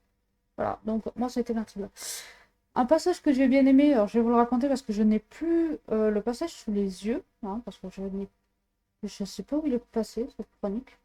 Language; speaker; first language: French; native; French